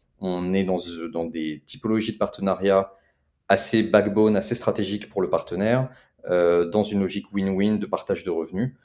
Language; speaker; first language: French; native; French